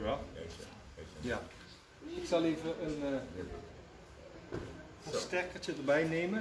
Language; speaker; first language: Dutch; native; Dutch